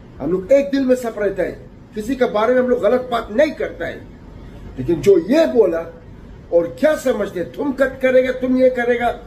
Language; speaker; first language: Hindi; non-native, learner; Arabic